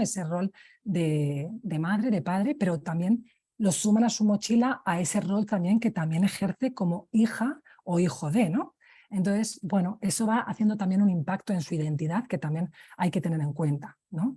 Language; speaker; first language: Spanish; native; Spanish